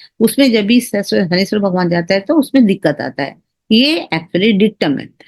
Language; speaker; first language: Hindi; non-native, local second language; Tamil